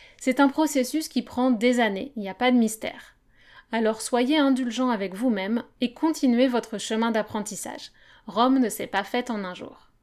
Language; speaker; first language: French; native; French